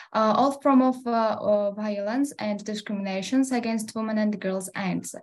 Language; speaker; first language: English; non-native, learner; Georgian